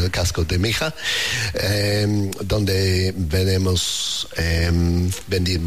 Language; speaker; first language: Spanish; non-native, learner; English